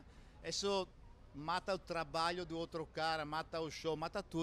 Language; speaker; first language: Portuguese; non-native, fluent; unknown